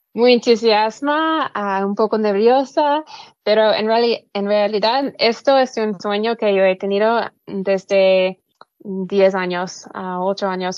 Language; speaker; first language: Spanish; non-native, learner; English